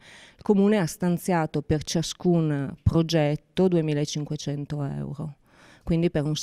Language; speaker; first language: Italian; native; Italian